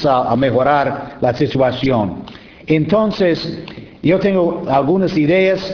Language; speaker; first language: Spanish; non-native, fluent; English